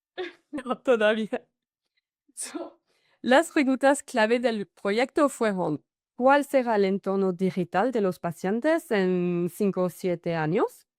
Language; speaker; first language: Spanish; non-native, fluent; French